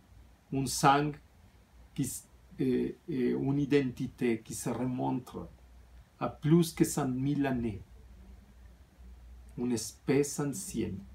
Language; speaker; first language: French; non-native, fluent; Spanish